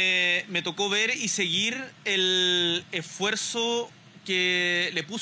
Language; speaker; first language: Spanish; native; Spanish